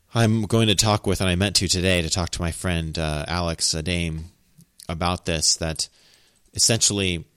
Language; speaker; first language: English; native; English